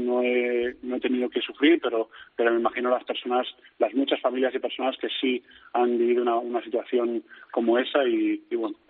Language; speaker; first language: Spanish; native; Spanish